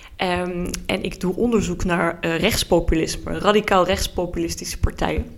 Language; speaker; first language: Dutch; early bilingual, heritage; Dutch